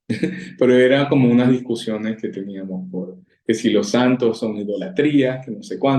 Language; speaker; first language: Spanish; native; Spanish